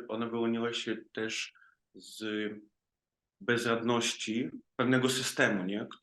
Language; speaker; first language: Polish; non-native, fluent; Ukrainian